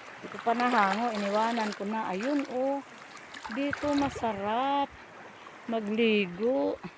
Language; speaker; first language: Filipino; native; Filipino